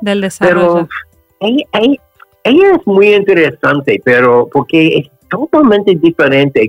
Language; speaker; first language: Spanish; non-native, learner; English